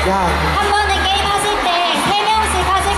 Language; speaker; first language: Korean; non-native, fluent; Thai